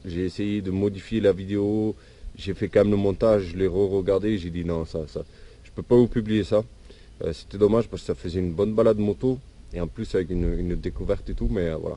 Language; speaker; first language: French; native; French